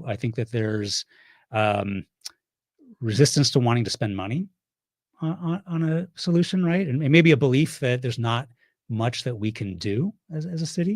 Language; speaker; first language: English; native; English